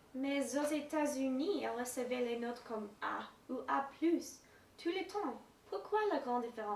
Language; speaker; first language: French; non-native, learner; English